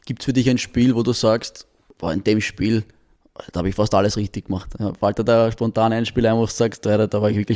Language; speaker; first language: German; native; German